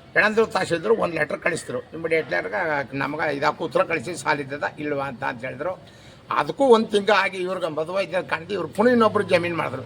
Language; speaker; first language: Kannada; native; Kannada